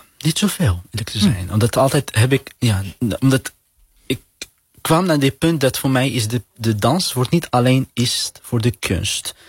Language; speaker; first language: Dutch; non-native, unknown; Arabic